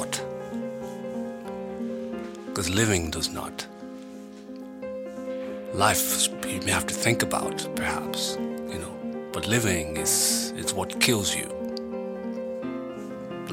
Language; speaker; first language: English; non-native, local second language; Bini